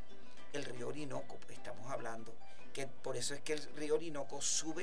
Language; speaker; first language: Spanish; native; Spanish